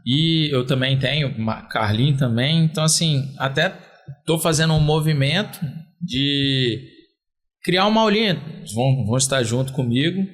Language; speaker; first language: Portuguese; native; Portuguese